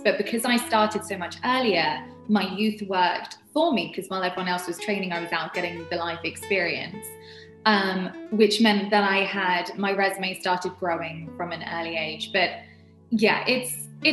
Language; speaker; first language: English; native; English